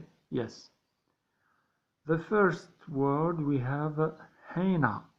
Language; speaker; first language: English; non-native, learner; Arabic